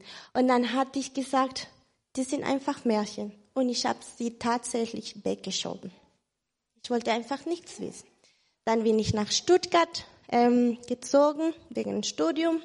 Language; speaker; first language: German; non-native, fluent; Spanish